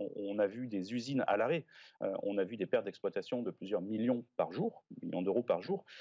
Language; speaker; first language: French; native; French